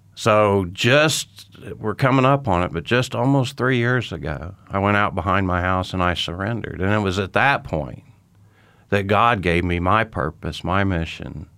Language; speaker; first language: English; native; English